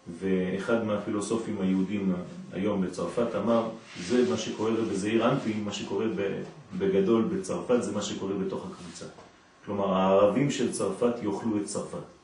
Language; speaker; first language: Hebrew; non-native, fluent; French